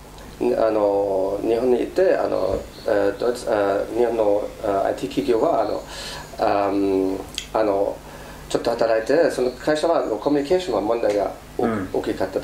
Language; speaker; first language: Japanese; non-native, fluent; German